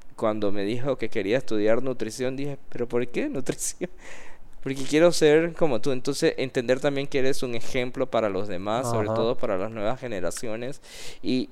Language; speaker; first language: Spanish; native; Spanish